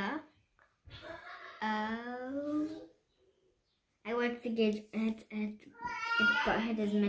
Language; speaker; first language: English; native; English